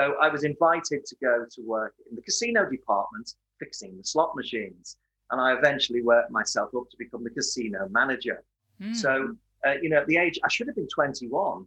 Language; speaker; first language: English; native; English